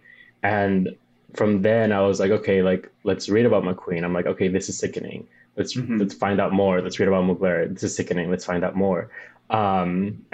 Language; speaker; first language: English; non-native, fluent; Spanish